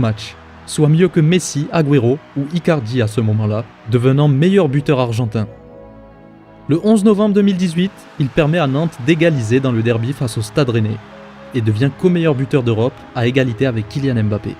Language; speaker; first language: French; native; French